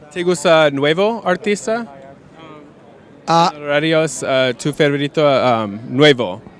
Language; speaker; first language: Spanish; non-native, learner; English